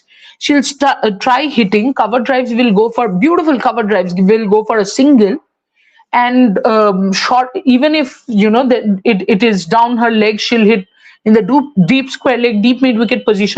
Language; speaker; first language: English; non-native, local second language; Hindi